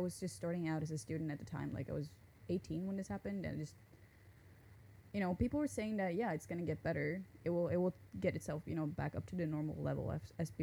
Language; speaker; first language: English; non-native, fluent; Norwegian